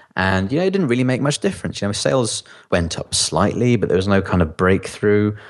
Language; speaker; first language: English; native; English